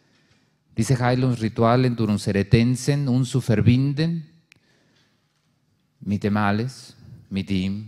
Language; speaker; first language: German; non-native, learner; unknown